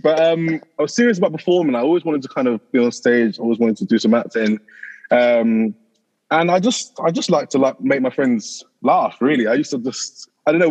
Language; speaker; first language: English; native; English